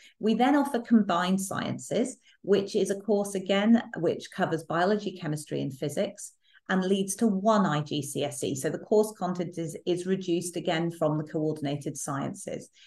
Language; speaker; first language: English; native; English